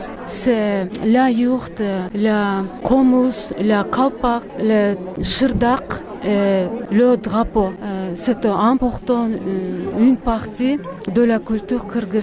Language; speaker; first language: French; non-native, learner; Kyrgyz